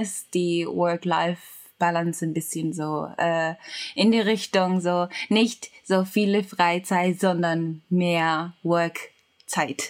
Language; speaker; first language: German; non-native, learner; Japanese